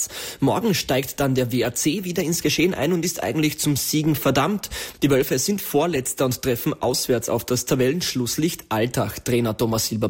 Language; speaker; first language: German; native; German